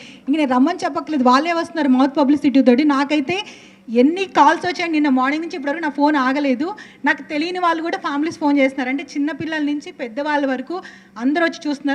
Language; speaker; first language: Telugu; native; Telugu